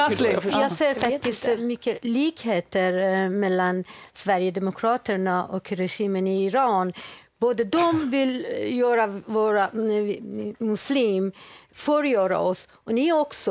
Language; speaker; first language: Swedish; non-native, fluent; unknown